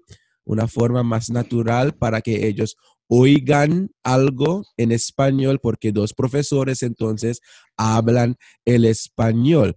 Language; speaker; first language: Spanish; non-native, fluent; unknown